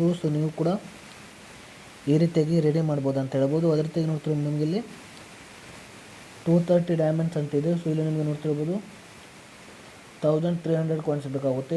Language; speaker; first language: Kannada; native; Kannada